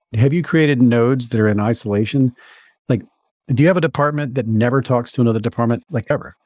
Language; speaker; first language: English; native; English